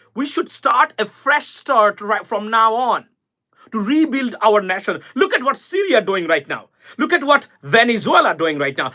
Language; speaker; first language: English; non-native, local second language; Bangla